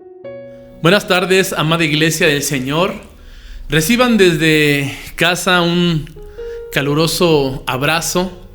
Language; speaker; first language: Spanish; native; Spanish